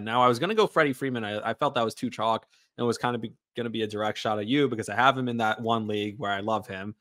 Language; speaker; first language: English; native; English